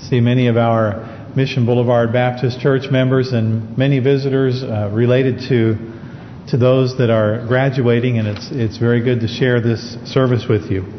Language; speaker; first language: English; native; English